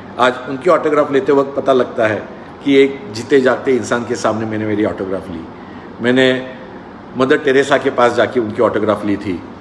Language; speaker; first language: Hindi; non-native, local second language; Marathi